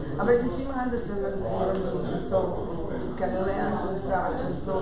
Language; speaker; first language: German; non-native, fluent; Serbian